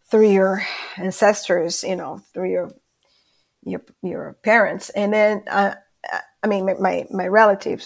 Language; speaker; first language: English; non-native, fluent; Portuguese